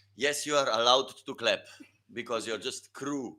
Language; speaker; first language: English; non-native, fluent; Slovenian